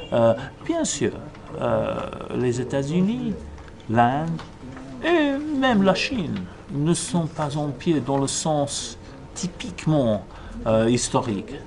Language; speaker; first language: French; non-native, fluent; English